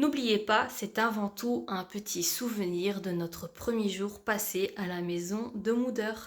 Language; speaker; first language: French; native; French